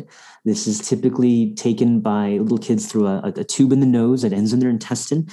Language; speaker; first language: English; non-native, local second language; Bangla